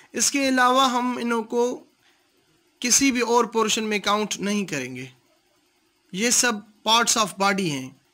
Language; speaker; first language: Urdu; non-native, local second language; Sindhi